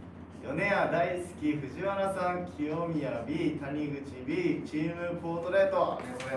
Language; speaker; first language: Japanese; native; Japanese